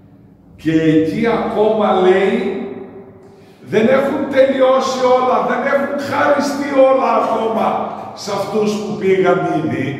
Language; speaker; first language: Greek; native; Greek